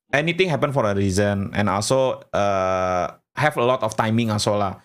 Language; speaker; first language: English; non-native, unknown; Indonesian